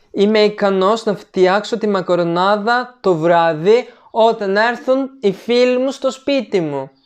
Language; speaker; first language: Greek; non-native, fluent; Turkish